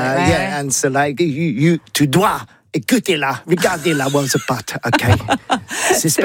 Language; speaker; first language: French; non-native, learner; English